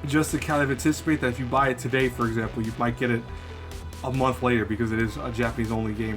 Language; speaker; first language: English; native; English